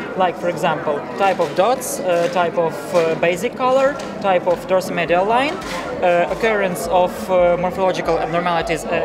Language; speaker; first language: English; non-native, fluent; Ukrainian